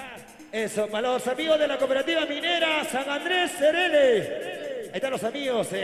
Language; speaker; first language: Spanish; native; Spanish